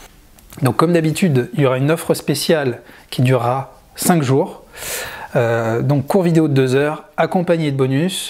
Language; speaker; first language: French; native; French